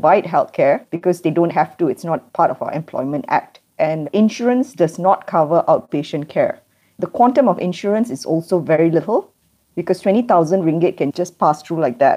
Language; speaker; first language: English; non-native, local second language; Tamil